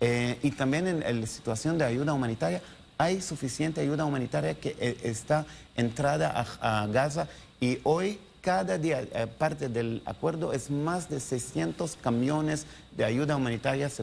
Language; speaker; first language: Spanish; non-native, learner; Hebrew